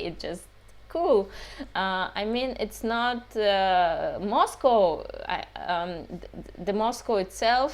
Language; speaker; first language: English; non-native, fluent; Russian